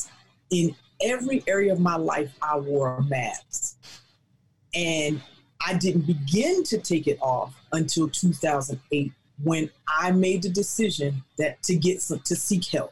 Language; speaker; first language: English; native; English